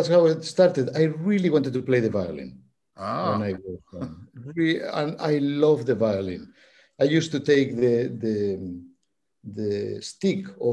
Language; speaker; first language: English; non-native, fluent; Spanish